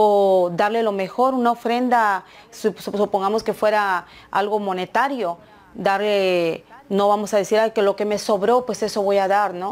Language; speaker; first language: Spanish; native; Spanish